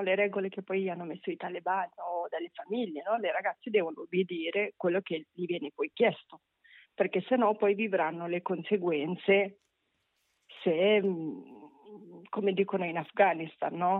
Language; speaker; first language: Italian; non-native, fluent; Persian